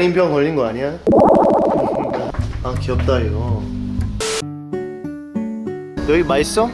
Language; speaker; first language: Korean; non-native, fluent; English